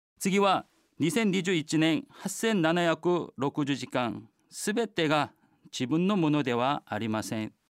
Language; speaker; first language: Japanese; non-native, fluent; Korean